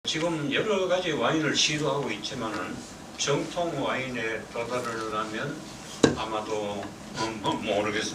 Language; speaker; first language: Korean; native; Korean